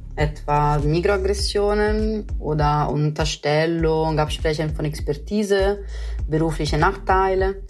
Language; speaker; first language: German; non-native, fluent; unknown